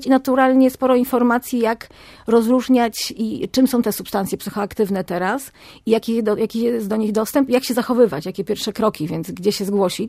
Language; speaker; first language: Polish; native; Polish